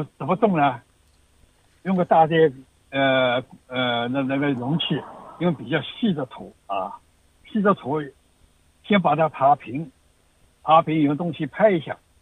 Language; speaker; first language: Chinese; native; Chinese